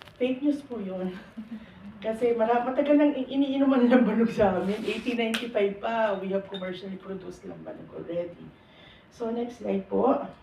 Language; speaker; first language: Filipino; native; Filipino